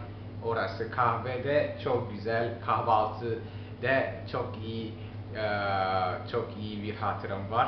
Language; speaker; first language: Turkish; non-native, learner; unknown